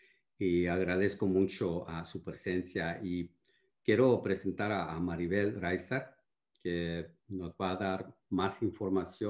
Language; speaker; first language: Spanish; early bilingual, heritage; Spanish